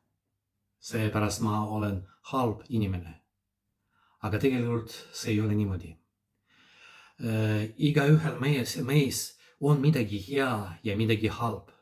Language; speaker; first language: Estonian; non-native, fluent; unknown